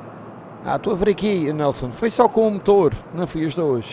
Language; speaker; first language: Portuguese; native; Portuguese